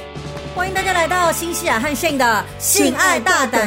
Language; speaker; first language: Chinese; native; Chinese